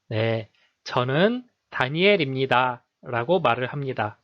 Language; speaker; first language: Korean; native; Korean